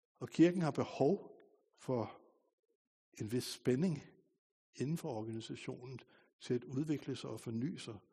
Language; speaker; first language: Danish; native; Danish